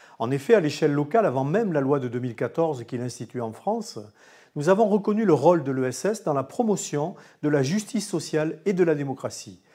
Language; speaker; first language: French; native; French